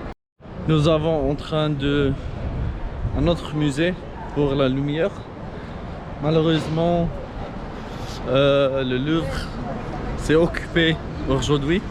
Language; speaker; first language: French; non-native, learner; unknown